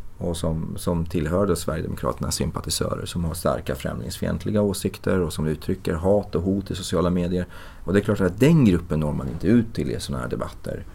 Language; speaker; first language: Swedish; early bilingual, other home language; Persian